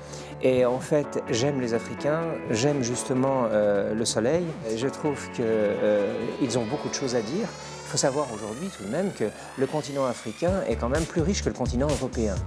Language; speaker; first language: French; native; French